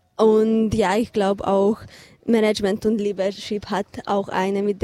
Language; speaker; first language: German; non-native, fluent; Hungarian